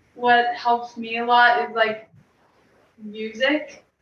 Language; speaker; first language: English; native; English